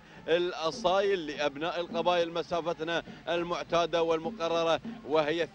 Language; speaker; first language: Arabic; native; Arabic